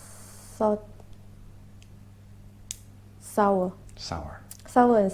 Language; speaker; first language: English; non-native, learner; Thai